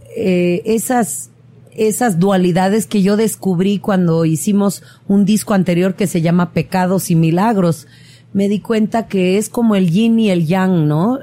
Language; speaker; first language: Spanish; native; Spanish